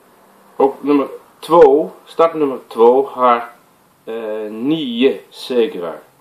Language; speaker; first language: Swedish; non-native, learner; Dutch